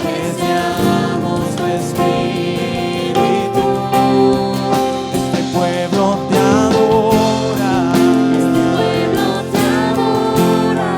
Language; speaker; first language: Spanish; native; Spanish